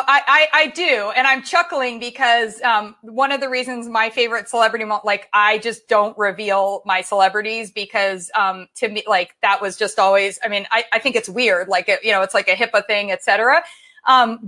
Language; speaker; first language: English; native; English